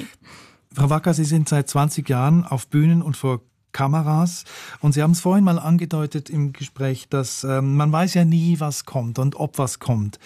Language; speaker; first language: German; native; German